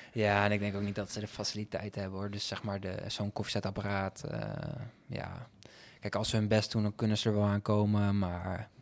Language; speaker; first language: Dutch; native; Dutch